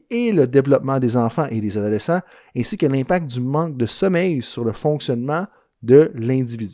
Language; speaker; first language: French; native; French